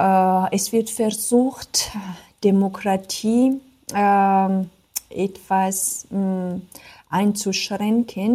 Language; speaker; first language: German; non-native, fluent; Georgian